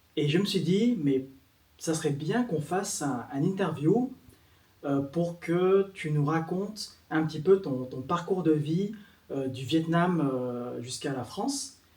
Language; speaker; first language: French; early bilingual, other home language; Vietnamese